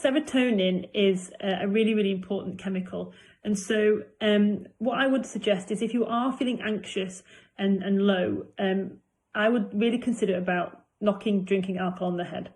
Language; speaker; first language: English; native; English